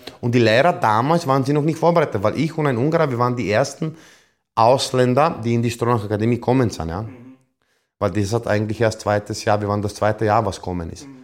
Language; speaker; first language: German; non-native, fluent; Croatian